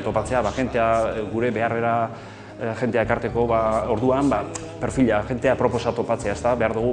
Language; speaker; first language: Basque; native; Basque